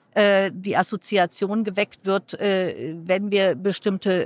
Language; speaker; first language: German; native; German